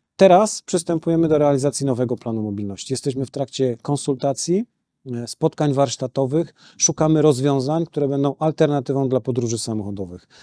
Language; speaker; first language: Polish; native; Polish